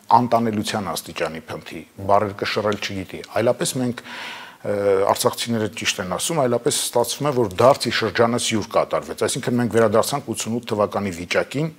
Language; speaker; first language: Armenian; native; Armenian